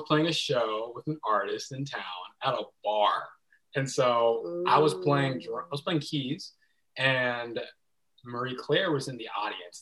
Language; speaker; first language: English; native; English